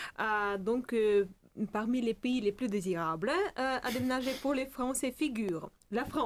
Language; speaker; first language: French; non-native, fluent; Russian